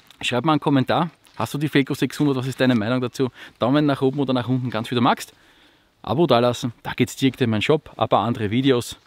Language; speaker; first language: German; native; German